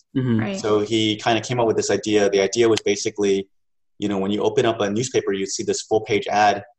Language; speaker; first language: English; native; English